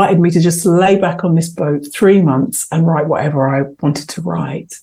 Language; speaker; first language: English; native; English